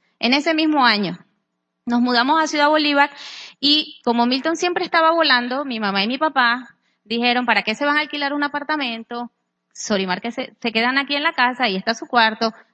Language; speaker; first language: Spanish; native; Spanish